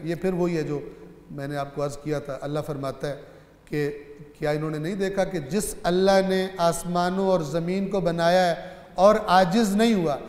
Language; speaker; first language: Urdu; non-native, local second language; Punjabi